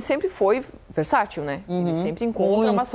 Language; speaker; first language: Portuguese; native; Portuguese